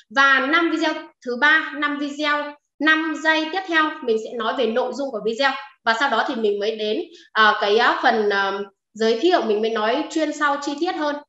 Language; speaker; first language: Vietnamese; non-native, local second language; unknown